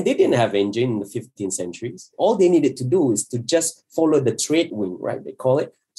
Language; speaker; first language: English; non-native, local second language; Malay